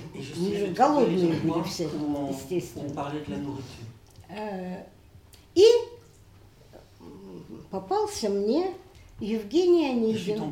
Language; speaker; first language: Russian; native; Russian